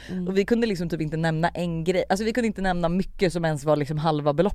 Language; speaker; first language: Swedish; native; Swedish